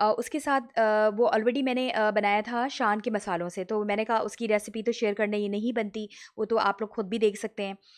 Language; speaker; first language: Urdu; native; Urdu